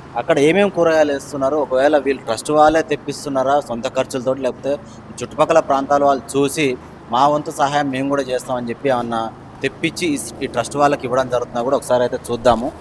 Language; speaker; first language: Telugu; native; Telugu